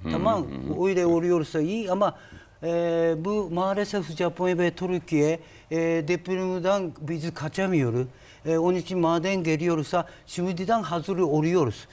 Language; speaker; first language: Turkish; non-native, learner; Japanese